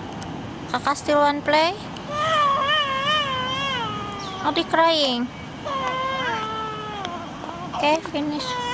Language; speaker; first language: English; non-native, learner; Indonesian